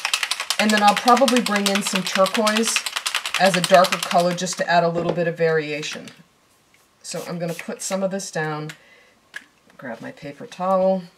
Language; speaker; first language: English; native; English